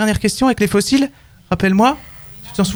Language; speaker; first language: French; native; French